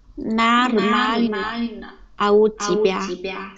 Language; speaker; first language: Russian; non-native, learner; Vietnamese